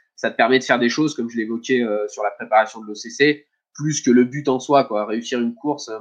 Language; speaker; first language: French; native; French